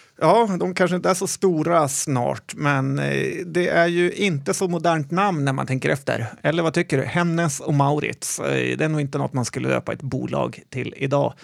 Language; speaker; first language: Swedish; native; Swedish